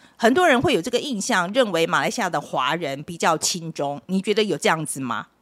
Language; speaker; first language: Chinese; native; Chinese